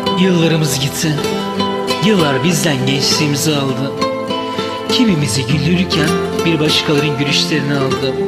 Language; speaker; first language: Turkish; native; Turkish